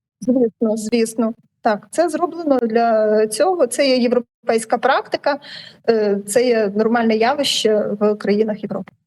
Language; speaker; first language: Ukrainian; native; Ukrainian